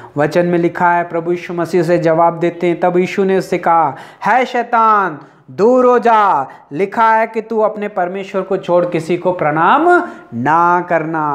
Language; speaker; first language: Hindi; non-native, local second language; Telugu